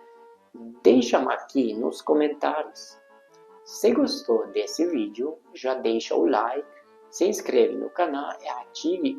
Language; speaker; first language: Portuguese; non-native, fluent; Hungarian